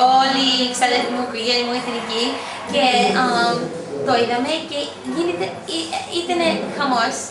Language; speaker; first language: Greek; early bilingual, heritage; English